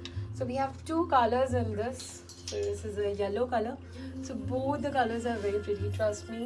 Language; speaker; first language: English; non-native, local second language; Hindi